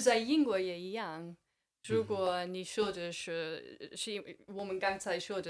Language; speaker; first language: Chinese; non-native, fluent; English